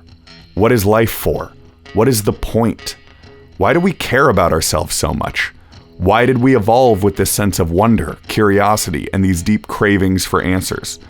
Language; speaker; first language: English; native; English